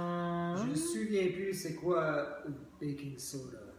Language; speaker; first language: French; non-native, learner; English